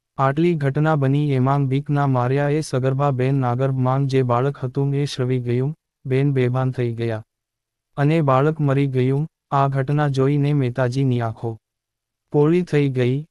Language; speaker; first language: Gujarati; native; Gujarati